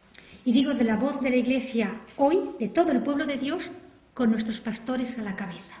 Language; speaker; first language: Spanish; native; Spanish